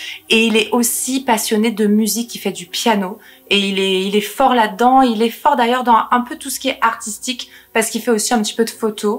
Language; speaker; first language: French; native; French